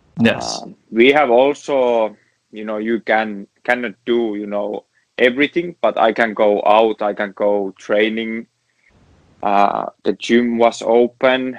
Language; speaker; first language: English; non-native, learner; Finnish